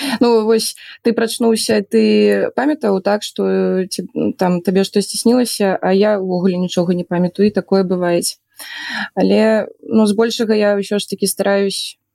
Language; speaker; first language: Belarusian; native; Belarusian